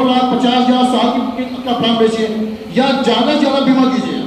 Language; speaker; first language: Hindi; native; Hindi